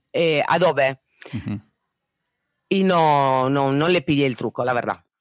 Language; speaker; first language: Spanish; non-native, fluent; Italian